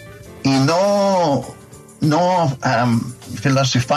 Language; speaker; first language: Spanish; non-native, fluent; English